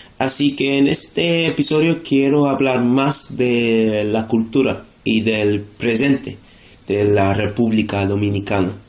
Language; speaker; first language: Spanish; non-native, fluent; English